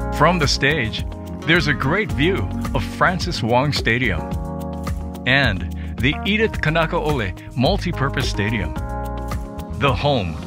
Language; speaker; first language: English; native; English